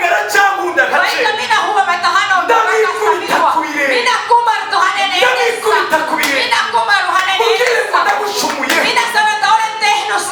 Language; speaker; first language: Finnish; non-native, learner; Kinyarwanda